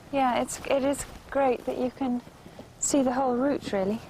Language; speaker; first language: English; native; English